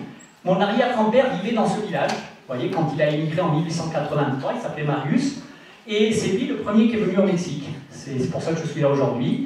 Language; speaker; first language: French; native; French